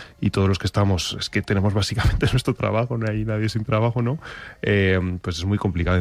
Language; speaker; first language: Spanish; native; Spanish